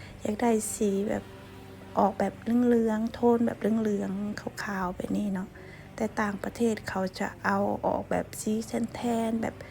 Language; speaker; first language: Thai; non-native, local second language; Lao